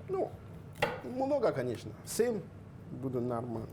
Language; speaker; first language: Russian; non-native, learner; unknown